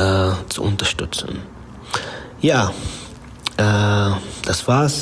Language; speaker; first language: German; non-native, learner; Arabic